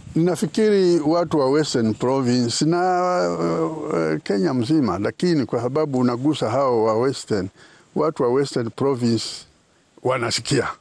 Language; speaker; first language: Swahili; non-native, local second language; Luyia